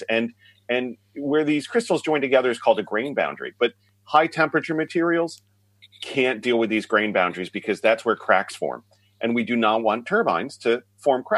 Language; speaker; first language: English; native; English